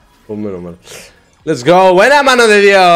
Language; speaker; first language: Spanish; native; Spanish